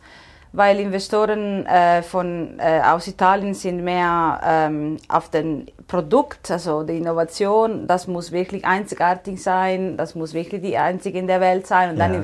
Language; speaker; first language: German; non-native, fluent; Italian